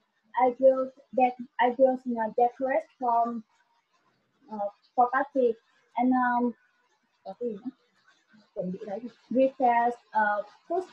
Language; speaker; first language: English; non-native, learner; Vietnamese